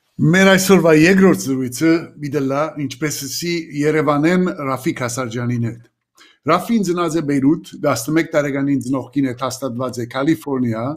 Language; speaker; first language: Armenian; early bilingual, heritage; Armenian